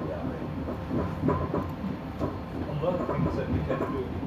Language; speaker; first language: English; non-native, fluent; Indonesian